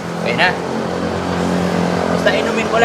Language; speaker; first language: Filipino; native; Filipino